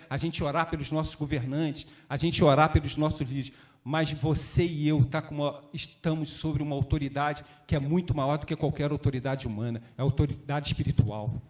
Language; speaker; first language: Portuguese; native; Portuguese